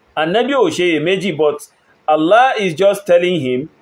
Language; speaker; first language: English; non-native, local second language; Yoruba